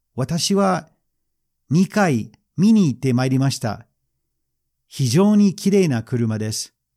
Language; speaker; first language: Japanese; non-native, fluent; English